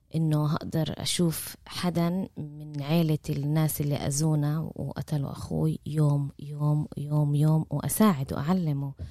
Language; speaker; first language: Arabic; native; Arabic